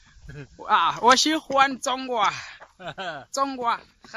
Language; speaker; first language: Chinese; non-native, learner; Southern Sotho